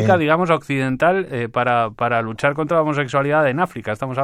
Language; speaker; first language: Spanish; native; Spanish